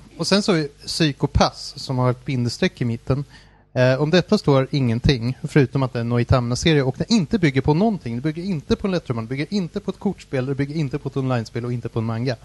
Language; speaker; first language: Swedish; native; Swedish